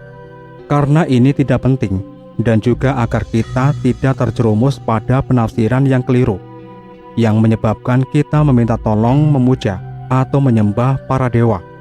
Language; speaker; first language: Indonesian; native; Indonesian